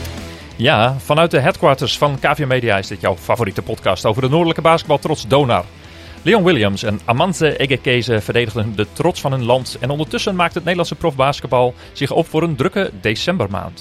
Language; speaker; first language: Dutch; native; Dutch